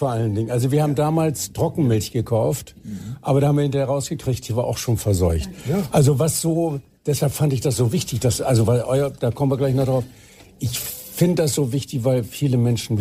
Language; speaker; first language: German; native; German